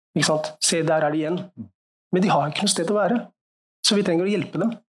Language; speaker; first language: Norwegian; early bilingual, other home language; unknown